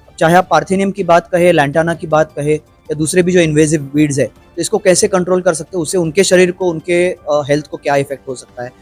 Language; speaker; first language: Hindi; non-native, local second language; Marathi